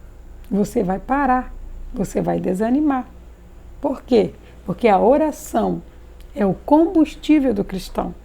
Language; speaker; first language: Portuguese; native; Portuguese